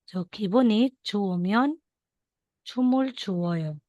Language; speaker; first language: Korean; non-native, learner; Filipino